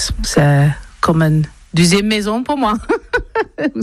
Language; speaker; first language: French; non-native, learner; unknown